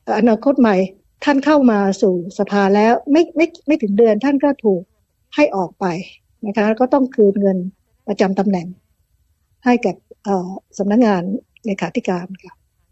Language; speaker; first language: Thai; native; Thai